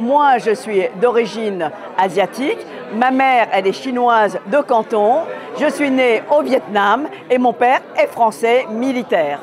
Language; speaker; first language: French; native; French